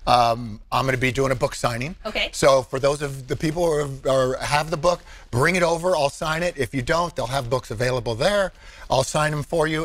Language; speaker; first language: English; native; English